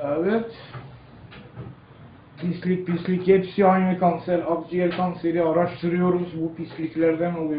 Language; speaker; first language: Turkish; native; Turkish